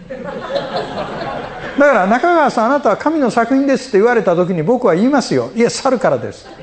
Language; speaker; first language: Japanese; native; Japanese